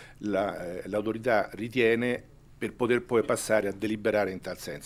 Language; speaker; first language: Italian; native; Italian